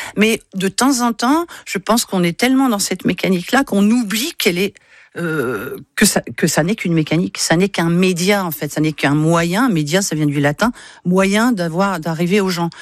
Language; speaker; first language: French; native; French